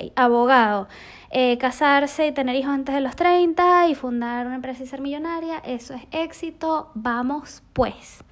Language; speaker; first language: Spanish; native; Spanish